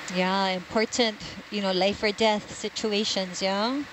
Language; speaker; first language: English; native; English